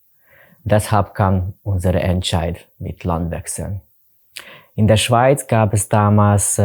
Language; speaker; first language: German; non-native, learner; Hungarian